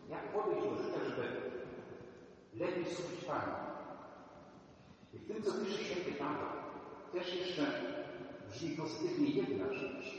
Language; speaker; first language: Polish; native; Polish